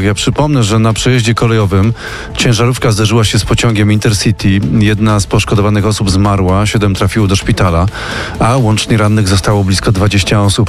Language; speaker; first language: Polish; native; Polish